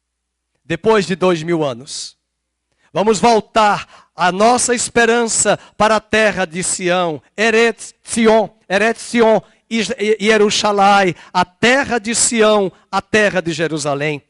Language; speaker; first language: Portuguese; native; Portuguese